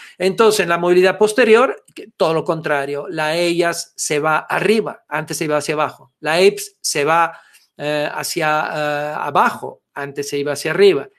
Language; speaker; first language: Spanish; non-native, fluent; Italian